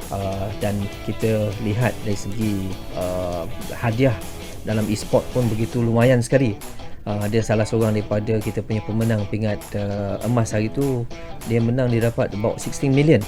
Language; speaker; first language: Malay; native; Malay